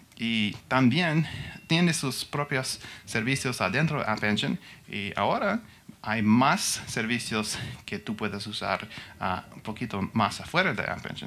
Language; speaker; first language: Spanish; non-native, learner; English